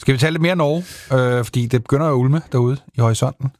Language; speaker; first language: Danish; native; Danish